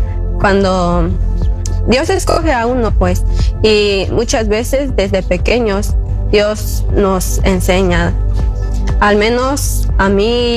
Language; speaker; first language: Spanish; native; Spanish